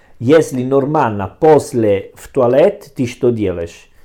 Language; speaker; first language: Russian; non-native, learner; Italian